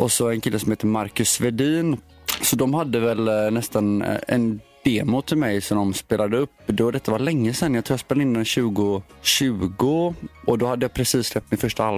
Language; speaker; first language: Swedish; native; Swedish